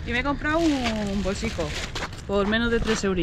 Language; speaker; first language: Spanish; native; Spanish